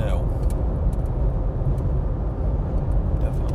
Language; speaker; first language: English; native; English